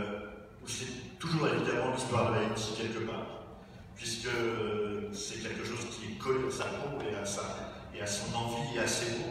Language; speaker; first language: French; native; French